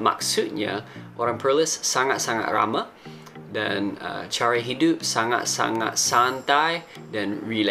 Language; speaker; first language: Indonesian; non-native, fluent; English